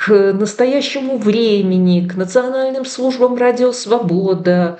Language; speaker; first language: Russian; native; Russian